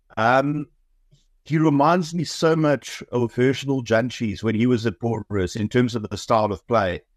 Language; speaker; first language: English; native; English